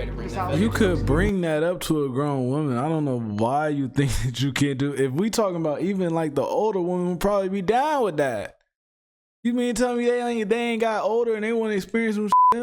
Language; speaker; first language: English; native; English